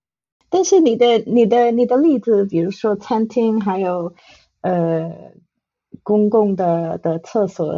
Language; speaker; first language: Chinese; non-native, fluent; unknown